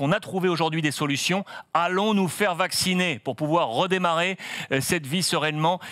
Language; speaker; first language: French; native; French